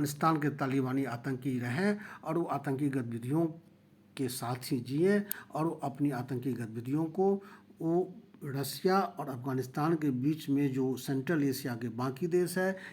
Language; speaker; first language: Hindi; native; Hindi